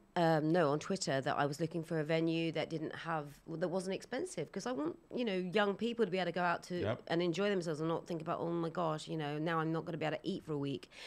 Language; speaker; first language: English; native; English